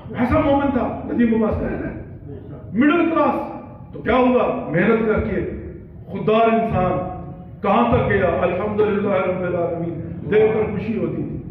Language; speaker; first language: Urdu; non-native, local second language; Pashto